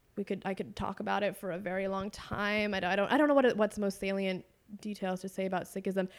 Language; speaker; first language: English; native; English